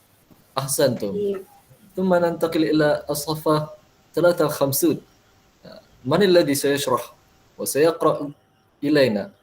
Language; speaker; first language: Arabic; non-native, fluent; Malay